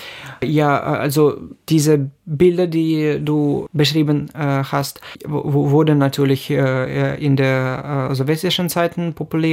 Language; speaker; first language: German; non-native, fluent; Ukrainian